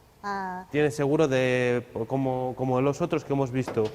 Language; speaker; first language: Spanish; native; Spanish